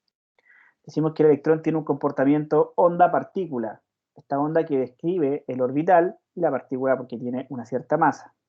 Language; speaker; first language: Spanish; native; Spanish